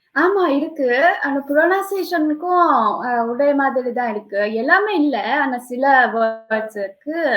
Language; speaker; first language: Tamil; non-native, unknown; Japanese